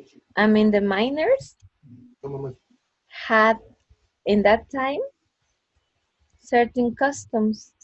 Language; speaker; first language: English; non-native, fluent; Spanish